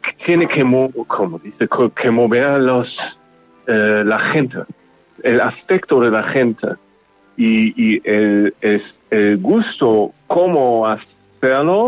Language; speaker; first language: Spanish; non-native, learner; German